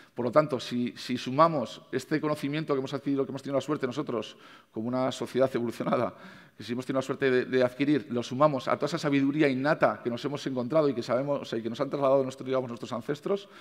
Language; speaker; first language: Spanish; native; Spanish